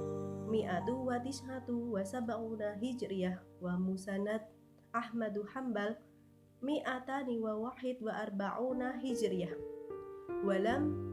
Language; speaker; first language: Arabic; non-native, learner; Indonesian